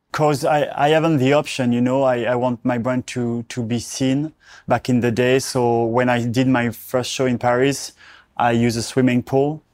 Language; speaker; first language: English; non-native, learner; French